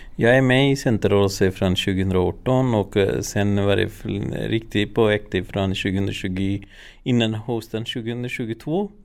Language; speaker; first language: Swedish; non-native, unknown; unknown